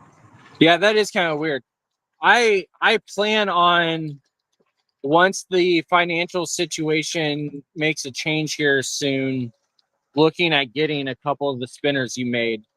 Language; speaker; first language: English; native; English